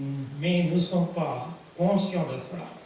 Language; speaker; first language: French; non-native, fluent; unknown